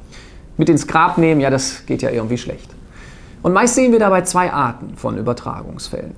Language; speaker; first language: German; native; German